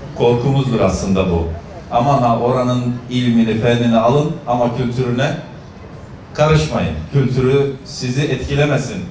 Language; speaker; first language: Turkish; native; Turkish